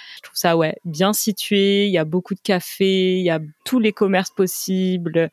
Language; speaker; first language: French; native; French